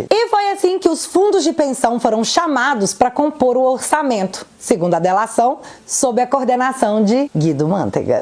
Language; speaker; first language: Portuguese; native; Portuguese